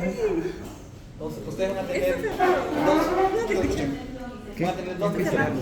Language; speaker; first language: Spanish; native; Spanish